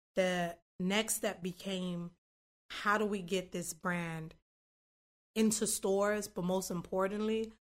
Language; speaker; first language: English; native; English